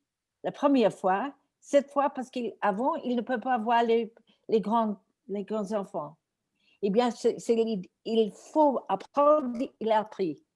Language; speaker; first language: French; non-native, learner; Greek